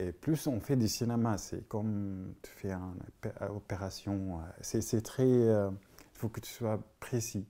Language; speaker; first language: French; non-native, fluent; Arabic